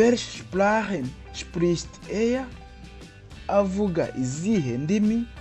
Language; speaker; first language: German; non-native, fluent; Kinyarwanda